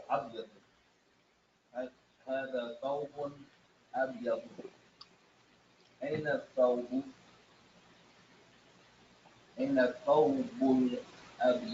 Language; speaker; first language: Arabic; non-native, learner; English